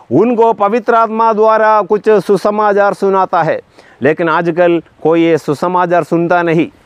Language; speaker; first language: Hindi; non-native, local second language; Malayalam